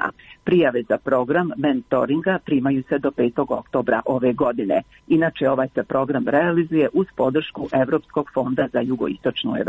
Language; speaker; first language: Croatian; native; Croatian